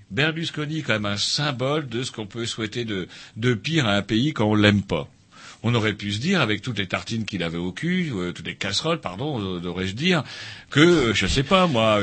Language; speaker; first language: French; native; French